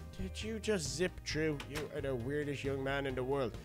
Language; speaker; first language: English; native; English